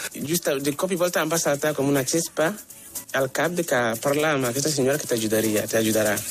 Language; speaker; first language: Catalan; non-native, fluent; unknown